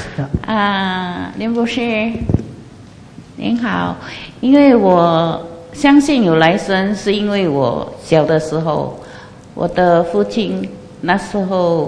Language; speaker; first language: Chinese; non-native, local second language; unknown